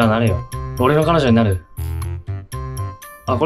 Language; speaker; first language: Japanese; native; Japanese